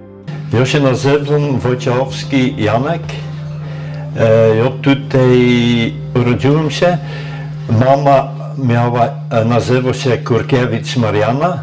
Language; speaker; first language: Polish; early bilingual, heritage; Polish